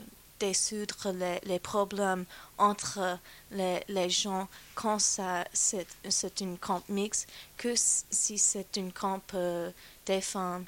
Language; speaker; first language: French; non-native, fluent; English